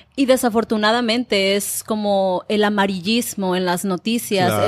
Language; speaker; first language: Spanish; non-native, fluent; English